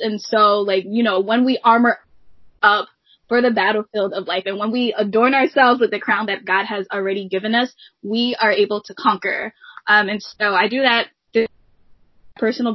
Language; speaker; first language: English; native; English